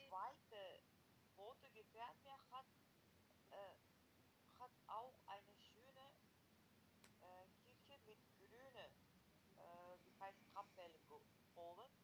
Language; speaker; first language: German; non-native, learner; Macedonian